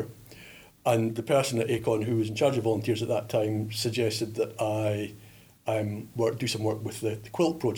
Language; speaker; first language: English; native; English